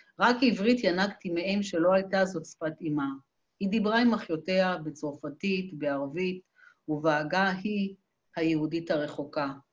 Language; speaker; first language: Hebrew; native; Hebrew